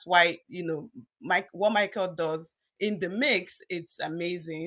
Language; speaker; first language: English; non-native, local second language; Yoruba